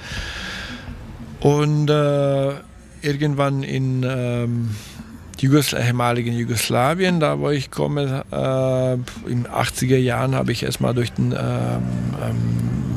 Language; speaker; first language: German; non-native, fluent; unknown